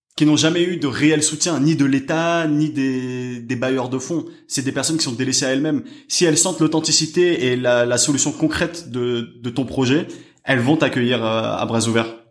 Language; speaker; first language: French; native; French